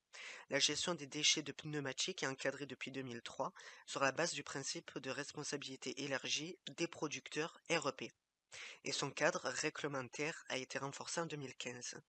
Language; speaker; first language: French; native; French